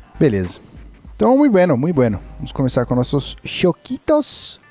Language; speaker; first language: Portuguese; native; Portuguese